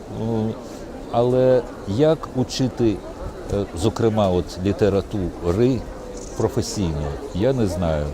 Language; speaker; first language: Ukrainian; non-native, local second language; Russian